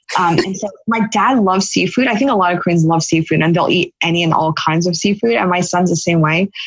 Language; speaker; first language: English; native; English